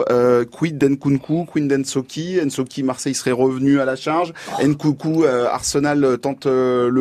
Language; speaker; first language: French; native; French